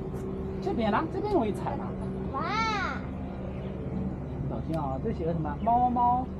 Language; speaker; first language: Chinese; non-native, learner; Filipino